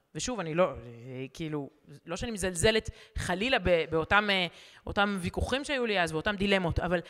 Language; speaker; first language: Hebrew; native; Hebrew